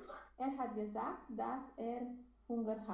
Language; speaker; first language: German; non-native, learner; Romanian